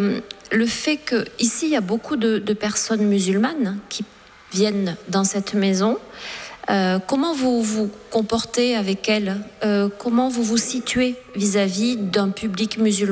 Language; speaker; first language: French; native; French